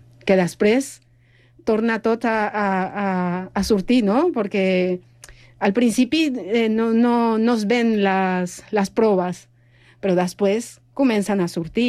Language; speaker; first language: Catalan; non-native, fluent; Spanish